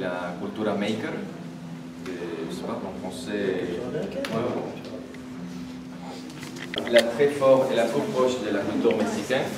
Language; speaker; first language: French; non-native, fluent; Spanish